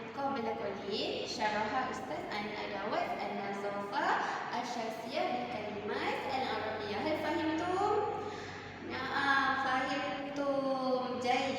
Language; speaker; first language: Arabic; non-native, learner; Malay